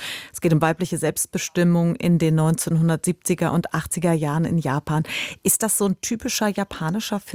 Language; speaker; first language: German; native; German